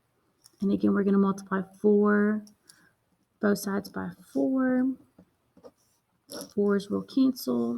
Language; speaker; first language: English; native; English